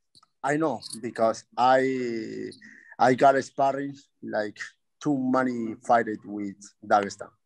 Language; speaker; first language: English; non-native, learner; Spanish